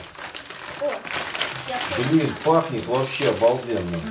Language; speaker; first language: Russian; native; Russian